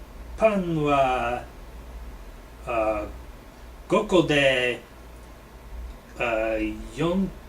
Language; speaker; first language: Japanese; non-native, learner; English